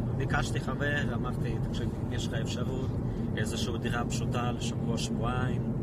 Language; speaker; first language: Hebrew; non-native, fluent; Russian